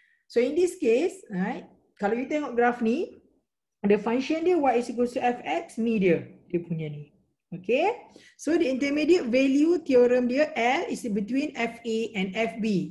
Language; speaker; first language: English; non-native, local second language; Malay